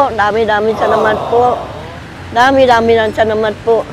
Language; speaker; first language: Filipino; non-native, learner; Vietnamese